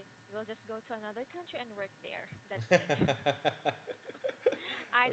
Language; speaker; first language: English; non-native, fluent; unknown